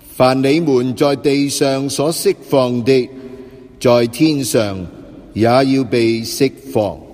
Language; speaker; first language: Cantonese; native; Cantonese